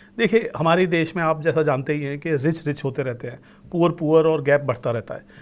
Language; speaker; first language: Hindi; native; Hindi